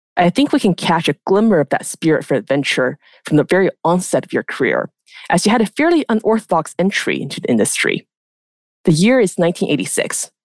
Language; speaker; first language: English; native; English